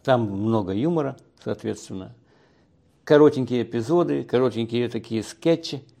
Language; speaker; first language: Russian; native; Russian